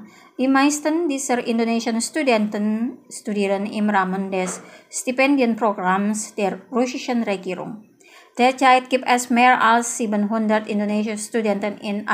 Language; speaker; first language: German; non-native, fluent; Indonesian